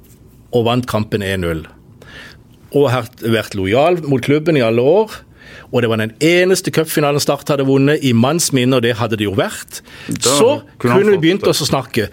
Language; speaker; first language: Norwegian; native; Norwegian